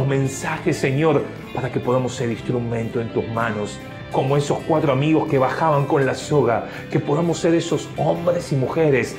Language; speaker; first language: Spanish; native; Spanish